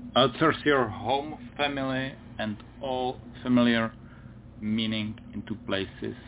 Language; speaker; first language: English; non-native, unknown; Czech